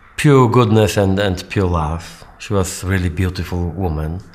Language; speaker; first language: English; non-native, fluent; Polish